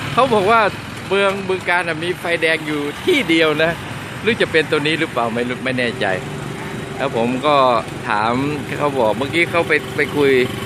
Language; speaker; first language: Thai; native; Thai